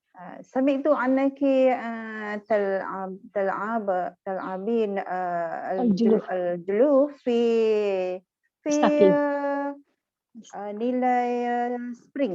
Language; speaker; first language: Arabic; non-native, learner; Malay